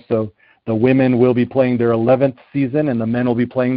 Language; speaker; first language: English; native; English